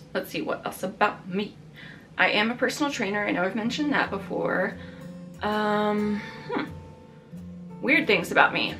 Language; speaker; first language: English; early bilingual, other home language; Italian